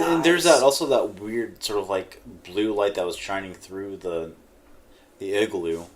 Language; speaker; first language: English; native; English